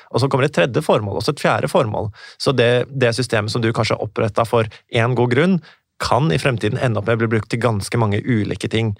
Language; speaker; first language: Norwegian; native; Norwegian